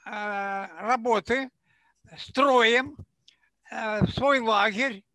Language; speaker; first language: Russian; non-native, local second language; Ukrainian